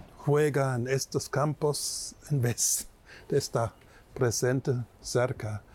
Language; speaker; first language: Spanish; non-native, fluent; German